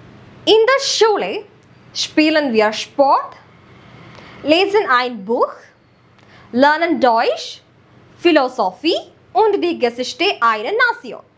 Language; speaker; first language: German; non-native, fluent; Malayalam